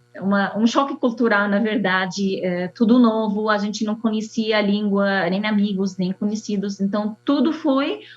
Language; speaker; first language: Portuguese; non-native, fluent; Arabic